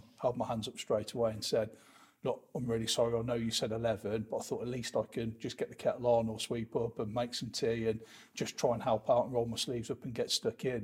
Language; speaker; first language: English; native; English